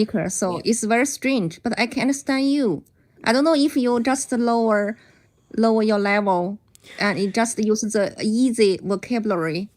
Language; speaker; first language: English; non-native, learner; Chinese